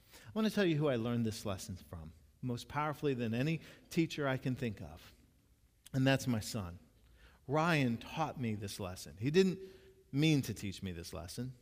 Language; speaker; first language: English; native; English